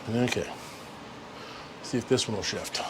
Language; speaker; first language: English; native; English